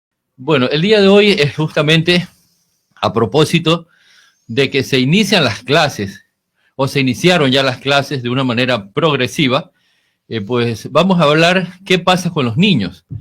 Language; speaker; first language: Spanish; native; Spanish